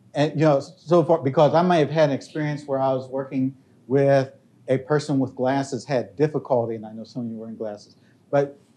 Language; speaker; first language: English; native; English